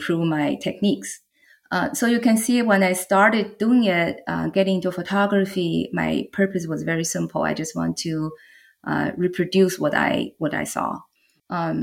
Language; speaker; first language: English; non-native, fluent; Chinese